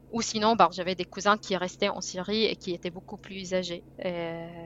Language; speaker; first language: French; non-native, fluent; Arabic